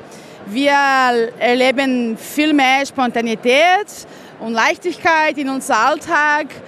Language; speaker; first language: German; non-native, fluent; Portuguese